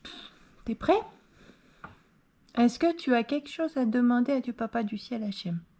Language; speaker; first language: French; native; French